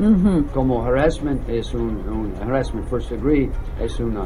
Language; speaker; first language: Spanish; non-native, learner; English